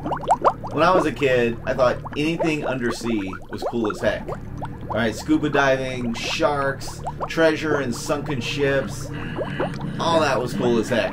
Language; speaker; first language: English; native; English